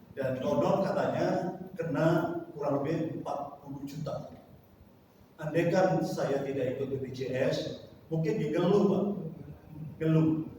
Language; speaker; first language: Indonesian; native; Indonesian